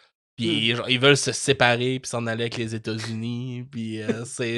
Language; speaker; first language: French; native; French